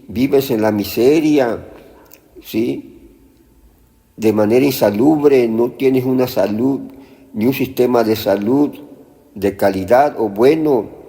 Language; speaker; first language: Spanish; native; Spanish